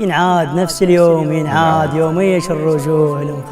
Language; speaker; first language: Arabic; native; Arabic